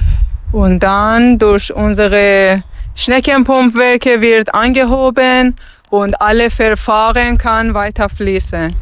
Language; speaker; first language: German; non-native, learner; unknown